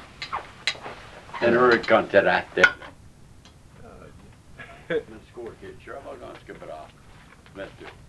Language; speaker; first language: Norwegian; early bilingual, heritage; Norwegian